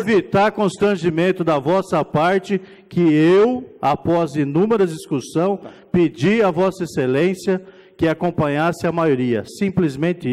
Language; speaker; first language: Portuguese; native; Portuguese